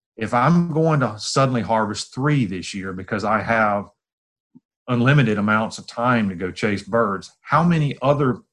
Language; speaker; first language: English; native; English